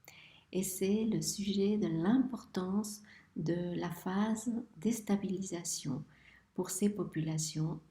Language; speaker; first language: French; non-native, fluent; Spanish